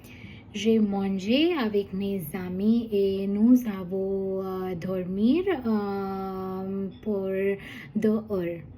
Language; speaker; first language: French; non-native, learner; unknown